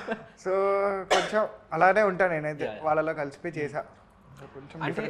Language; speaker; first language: Telugu; native; Telugu